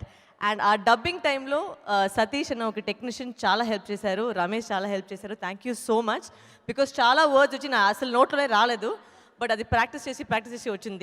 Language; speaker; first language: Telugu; non-native, local second language; Tamil